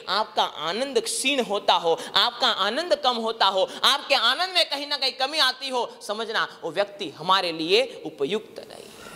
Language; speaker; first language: Hindi; non-native, local second language; Gujarati